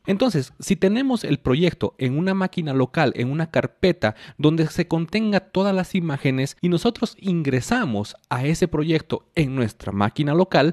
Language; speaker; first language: Spanish; native; Spanish